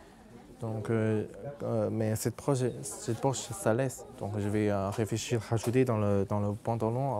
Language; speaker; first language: French; non-native, local second language; Chinese